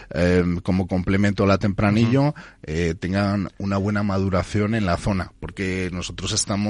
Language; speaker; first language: Spanish; native; Spanish